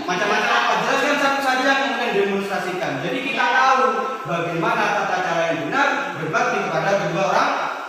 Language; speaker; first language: Indonesian; native; Indonesian